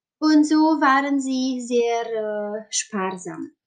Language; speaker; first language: German; non-native, learner; Romanian